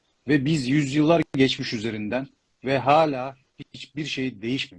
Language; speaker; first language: Turkish; native; Turkish